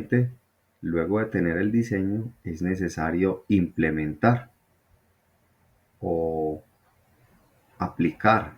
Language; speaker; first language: Spanish; native; Spanish